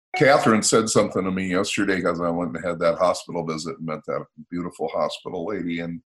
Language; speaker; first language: English; native; English